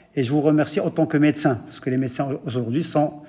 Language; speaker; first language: French; non-native, local second language; Arabic